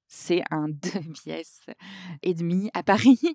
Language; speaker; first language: French; native; French